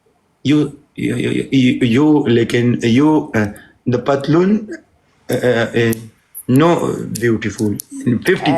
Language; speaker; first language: English; non-native, learner; Pashto